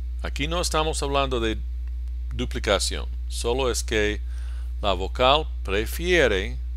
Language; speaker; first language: Spanish; non-native, fluent; English